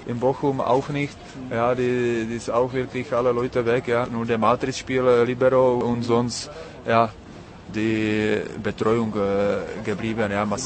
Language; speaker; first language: German; non-native, learner; Czech